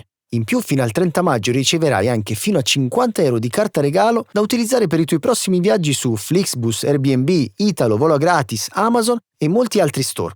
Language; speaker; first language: Italian; native; Italian